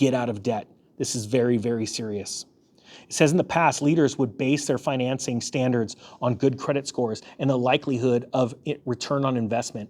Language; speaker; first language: English; native; English